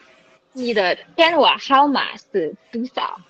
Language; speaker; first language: Chinese; non-native, learner; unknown